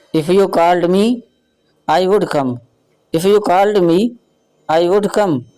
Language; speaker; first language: English; non-native, local second language; Urdu